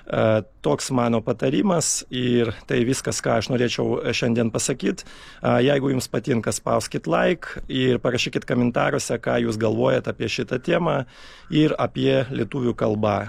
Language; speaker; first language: Lithuanian; non-native, fluent; Russian